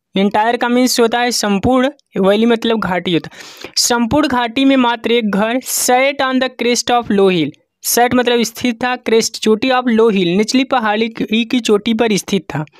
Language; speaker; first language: Hindi; native; Hindi